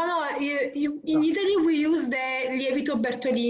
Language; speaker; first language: English; non-native, learner; Italian